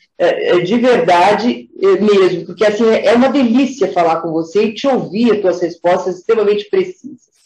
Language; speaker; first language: Portuguese; native; Portuguese